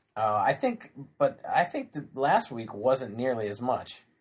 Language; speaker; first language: English; native; English